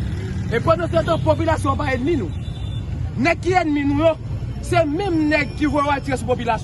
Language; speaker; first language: Haitian Creole; native; Haitian Creole